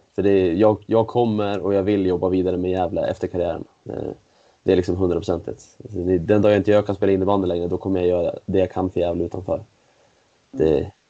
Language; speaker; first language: Swedish; native; Swedish